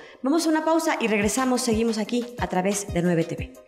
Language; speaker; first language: Spanish; native; Spanish